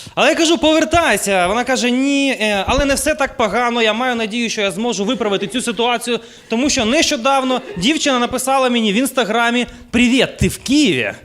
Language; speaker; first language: Ukrainian; non-native, local second language; Russian